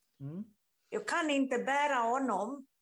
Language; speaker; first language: Swedish; non-native, learner; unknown